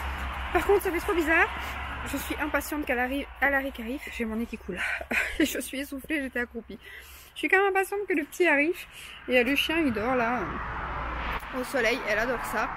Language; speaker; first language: French; native; French